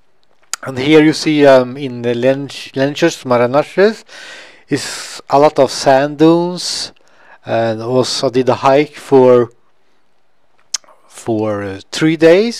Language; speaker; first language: English; non-native, fluent; Swedish